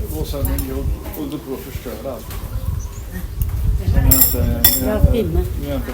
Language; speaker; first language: Swedish; non-native, learner; Thai